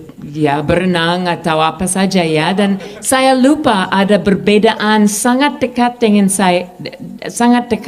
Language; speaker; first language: Indonesian; non-native, fluent; English